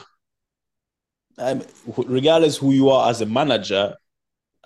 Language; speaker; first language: English; non-native, fluent; French